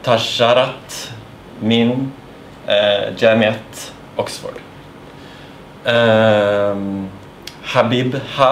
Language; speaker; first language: Arabic; non-native, learner; Norwegian